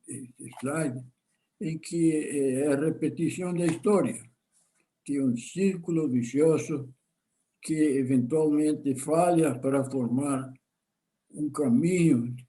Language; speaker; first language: Portuguese; non-native, fluent; Spanish